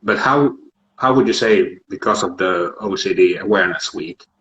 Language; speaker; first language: English; non-native, fluent; Finnish